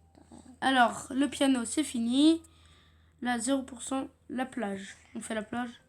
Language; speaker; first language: French; native; French